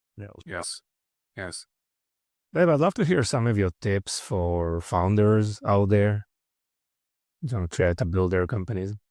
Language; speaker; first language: English; non-native, fluent; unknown